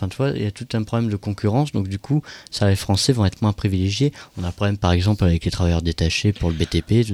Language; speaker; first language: French; native; French